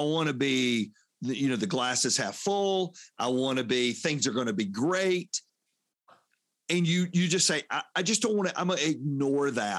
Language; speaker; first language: English; native; English